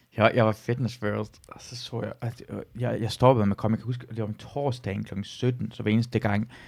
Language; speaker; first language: Danish; early bilingual, other home language; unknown